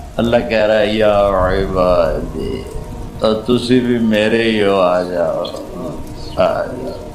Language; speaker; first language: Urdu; non-native, local second language; Punjabi